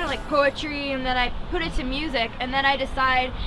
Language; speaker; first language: English; native; English